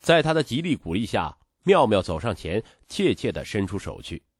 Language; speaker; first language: Chinese; native; Chinese